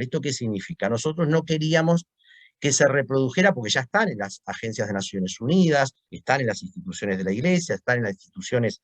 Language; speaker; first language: Spanish; native; Spanish